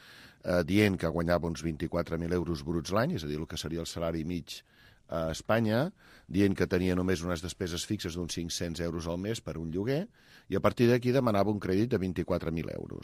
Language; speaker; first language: Catalan; native; Catalan